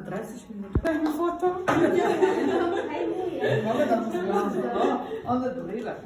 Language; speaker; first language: German; non-native, learner; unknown